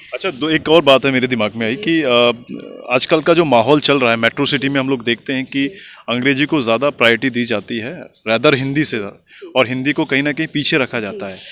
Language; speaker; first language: Hindi; native; Hindi